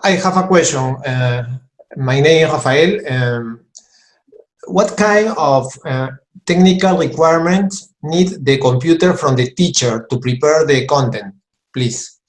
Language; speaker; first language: English; non-native, learner; Spanish